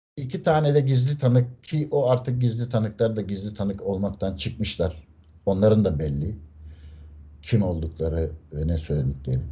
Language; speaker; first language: Turkish; native; Turkish